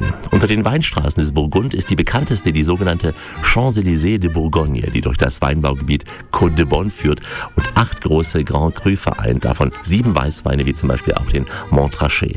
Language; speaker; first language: German; native; German